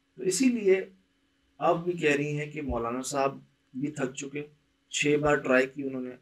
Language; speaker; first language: Urdu; early bilingual, heritage; Hindi